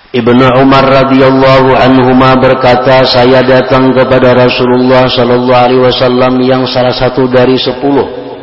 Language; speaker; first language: Indonesian; non-native, local second language; Banjar